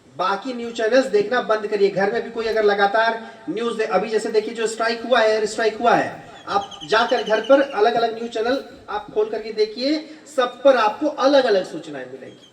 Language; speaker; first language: Hindi; native; Hindi